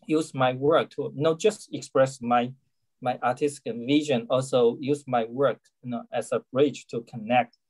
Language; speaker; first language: English; non-native, learner; Chinese